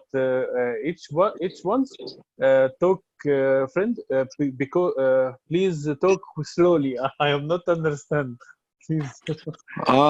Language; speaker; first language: English; non-native, learner; Arabic